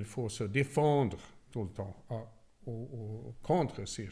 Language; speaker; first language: French; non-native, learner; Swedish